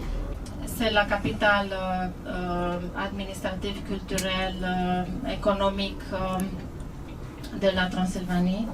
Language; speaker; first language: French; non-native, fluent; Romanian